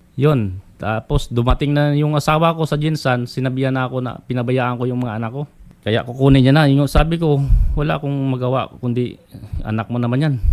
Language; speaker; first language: Filipino; non-native, local second language; Cebuano